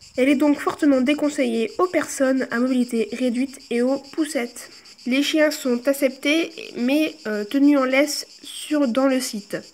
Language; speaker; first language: French; native; French